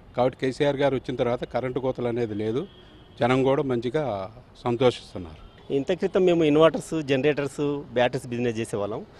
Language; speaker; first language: Telugu; native; Telugu